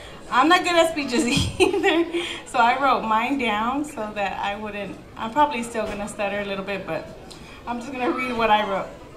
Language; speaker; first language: English; early bilingual, other home language; Spanish